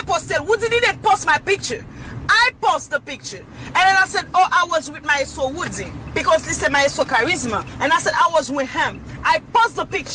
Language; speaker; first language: English; non-native, fluent; Haitian Creole